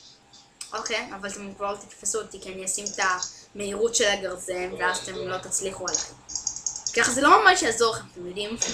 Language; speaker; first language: Hebrew; native; Hebrew